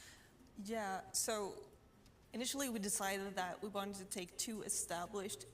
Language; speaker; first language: English; non-native, fluent; Swedish